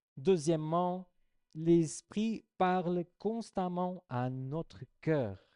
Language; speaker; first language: French; non-native, fluent; Portuguese